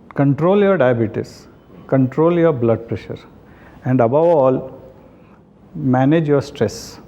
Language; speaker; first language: English; non-native, local second language; Kannada